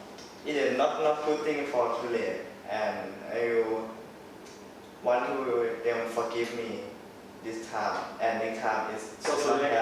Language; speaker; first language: English; non-native, learner; Thai